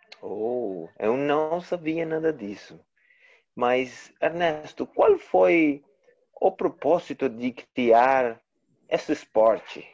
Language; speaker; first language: Portuguese; non-native, learner; Spanish